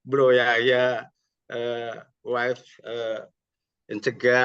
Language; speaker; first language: English; non-native, learner; Indonesian